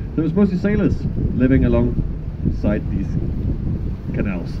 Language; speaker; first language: English; non-native, fluent; Danish